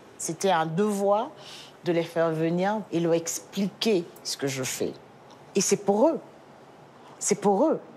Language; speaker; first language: French; early bilingual, other home language; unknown